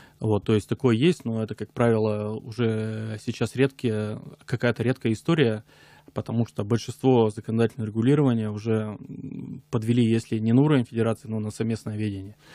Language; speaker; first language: Russian; native; Russian